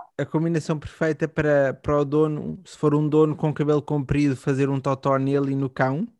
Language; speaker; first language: Portuguese; native; Portuguese